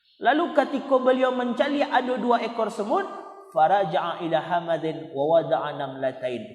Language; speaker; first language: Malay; non-native, local second language; Minangkabau